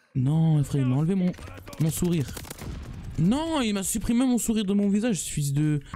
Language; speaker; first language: French; native; French